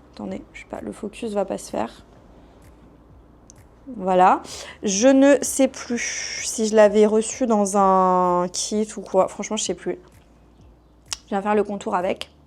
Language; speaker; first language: French; native; French